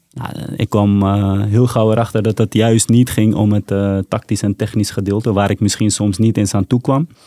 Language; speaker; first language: Dutch; early bilingual, other home language; Persian